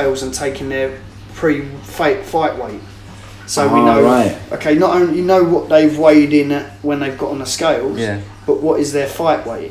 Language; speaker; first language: English; native; English